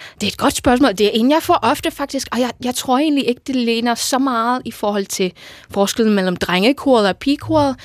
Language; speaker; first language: Danish; non-native, fluent; English